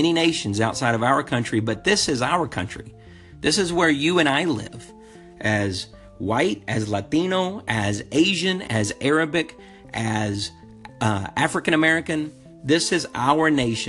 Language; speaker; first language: English; native; English